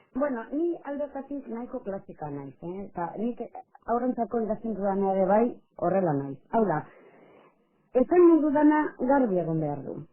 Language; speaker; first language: Basque; non-native, local second language; Spanish